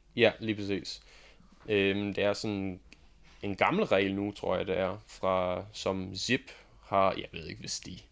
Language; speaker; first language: Danish; non-native, fluent; English